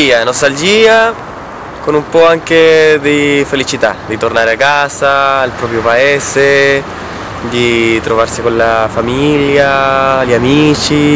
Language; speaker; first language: Italian; non-native, fluent; Spanish